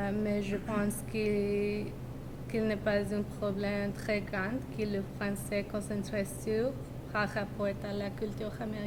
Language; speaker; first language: French; non-native, learner; English